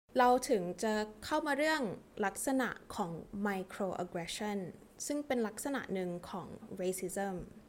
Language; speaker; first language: Thai; early bilingual, heritage; Thai